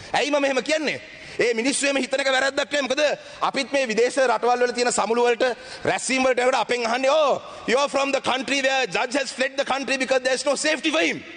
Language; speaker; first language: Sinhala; non-native, local second language; Tamil